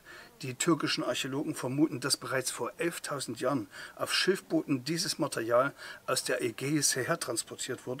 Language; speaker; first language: German; native; German